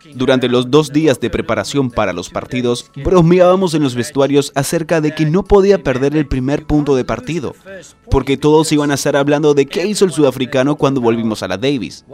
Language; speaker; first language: Spanish; non-native, fluent; Rundi